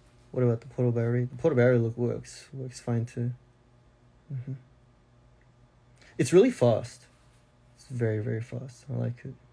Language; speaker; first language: English; early bilingual, other home language; Korean